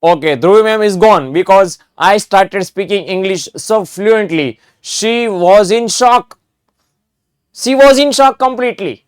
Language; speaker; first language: English; non-native, local second language; Gujarati